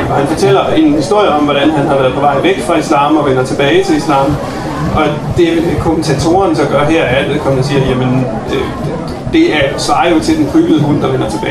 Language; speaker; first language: Danish; native; Danish